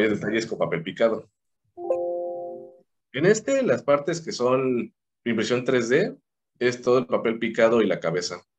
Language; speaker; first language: Spanish; native; Spanish